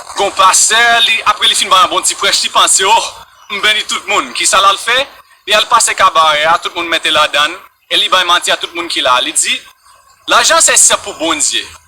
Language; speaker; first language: Haitian Creole; non-native, fluent; English